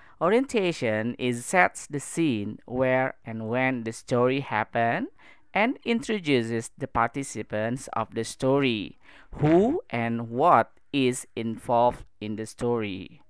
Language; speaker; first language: English; non-native, fluent; Indonesian